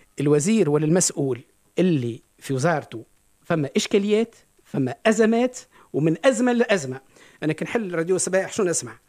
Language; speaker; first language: Arabic; native; Arabic